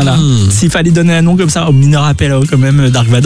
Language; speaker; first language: French; native; French